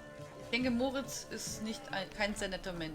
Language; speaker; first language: German; native; German